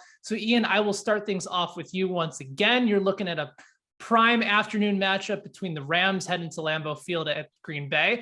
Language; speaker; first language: English; native; English